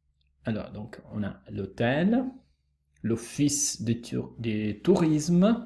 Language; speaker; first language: French; non-native, fluent; Italian